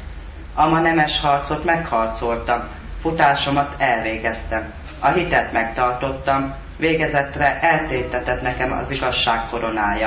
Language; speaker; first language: Hungarian; native; Hungarian